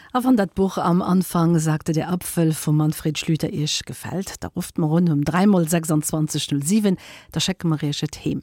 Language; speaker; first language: German; non-native, local second language; Luxembourgish